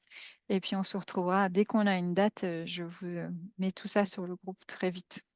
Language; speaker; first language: French; native; French